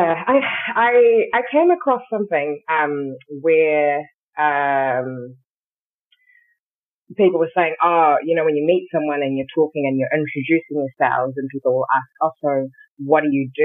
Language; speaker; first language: English; early bilingual, other home language; Shona